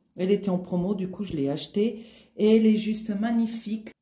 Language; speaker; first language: French; non-native, fluent; Portuguese